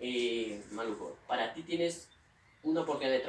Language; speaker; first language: Spanish; native; Spanish